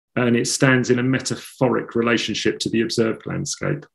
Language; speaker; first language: English; native; English